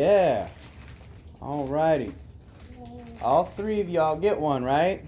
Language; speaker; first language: English; native; English